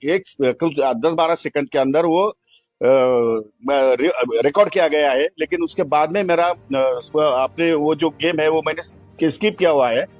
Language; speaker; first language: Hindi; non-native, local second language; Marathi